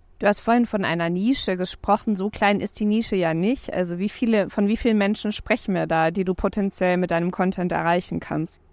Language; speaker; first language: German; native; German